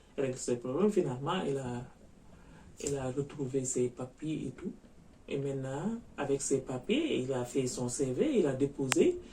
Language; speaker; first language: French; non-native, local second language; Wolof